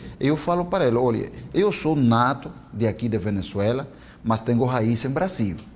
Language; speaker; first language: Portuguese; non-native, fluent; Spanish